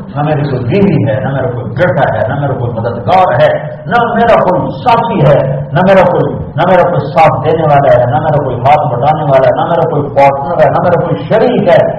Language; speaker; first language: Urdu; non-native, local second language; Punjabi